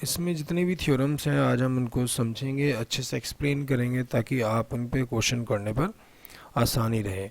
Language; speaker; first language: Hindi; native; Hindi